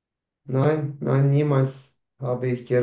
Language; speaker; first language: German; non-native, learner; Turkish